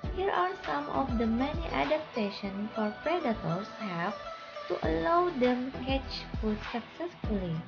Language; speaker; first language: English; non-native, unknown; Indonesian